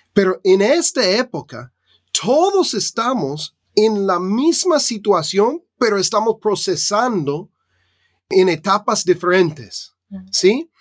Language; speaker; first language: Spanish; non-native, fluent; English